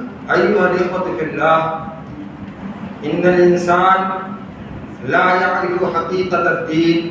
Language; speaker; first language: Arabic; non-native, fluent; Urdu